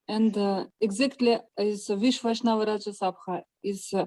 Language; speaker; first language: English; non-native, learner; Russian